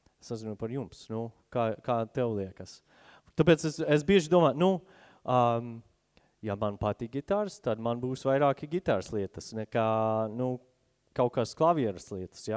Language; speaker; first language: Latvian; non-native, fluent; English